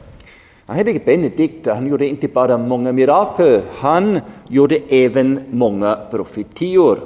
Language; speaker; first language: Swedish; non-native, fluent; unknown